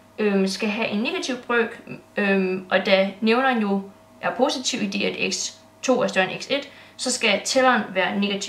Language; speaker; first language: Danish; native; Danish